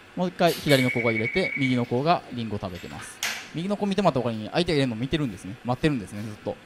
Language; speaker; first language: Japanese; native; Japanese